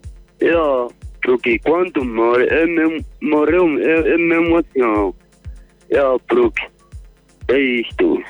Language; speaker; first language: Portuguese; non-native, local second language; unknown